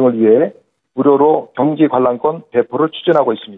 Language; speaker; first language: Korean; native; Korean